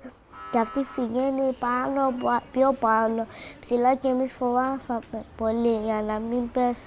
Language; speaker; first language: Greek; early bilingual, other home language; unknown